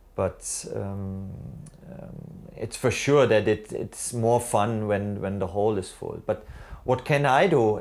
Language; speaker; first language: English; non-native, fluent; German